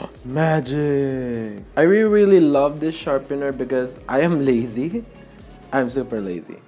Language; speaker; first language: English; non-native, local second language; Filipino